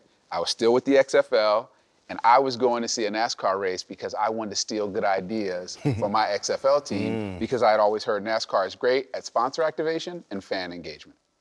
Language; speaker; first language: English; native; English